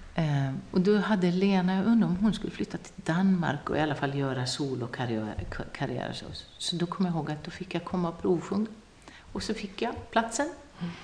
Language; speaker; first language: Swedish; non-native, local second language; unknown